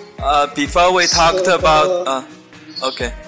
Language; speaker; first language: English; non-native, fluent; Chinese